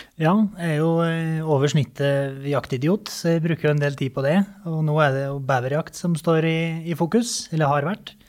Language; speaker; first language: Norwegian; native; Norwegian